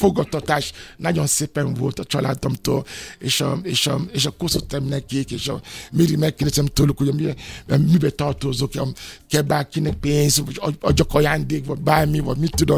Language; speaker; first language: Hungarian; non-native, fluent; Yoruba